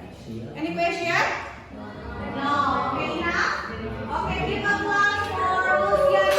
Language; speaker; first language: English; non-native, local second language; Indonesian